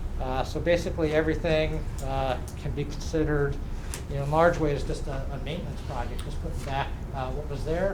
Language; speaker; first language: English; native; English